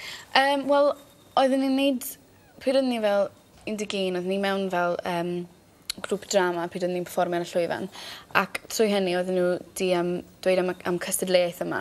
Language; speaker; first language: Welsh; native; Welsh